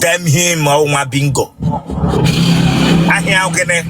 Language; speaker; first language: Igbo; native; Igbo